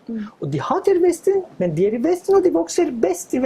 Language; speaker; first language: Norwegian; non-native, fluent; Turkish